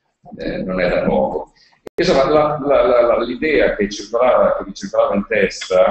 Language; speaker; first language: Italian; native; Italian